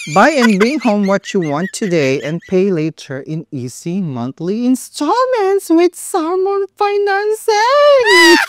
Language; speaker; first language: English; non-native, local second language; Filipino